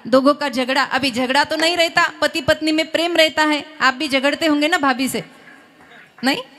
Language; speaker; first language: Hindi; non-native, local second language; Marathi